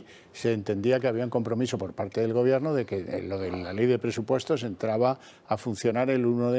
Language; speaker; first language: Spanish; native; Spanish